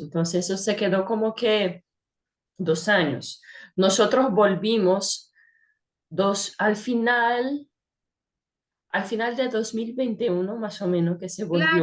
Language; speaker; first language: Spanish; non-native, fluent; Portuguese